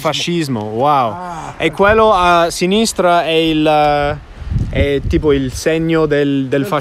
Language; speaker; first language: Italian; non-native, fluent; English